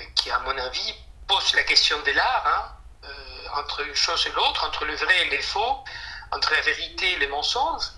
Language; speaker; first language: French; non-native, fluent; Spanish